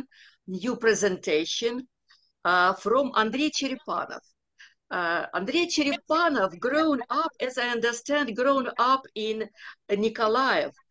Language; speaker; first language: English; non-native, learner; Ukrainian